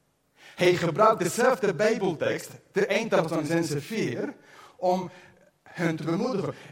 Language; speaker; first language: Dutch; non-native, fluent; English